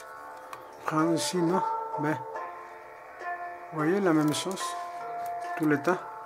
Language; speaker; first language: French; non-native, learner; Spanish